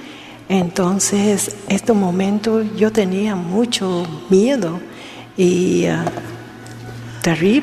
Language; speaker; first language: Spanish; non-native, learner; Vietnamese